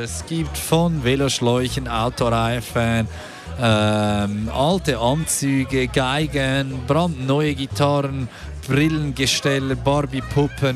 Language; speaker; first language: German; native; German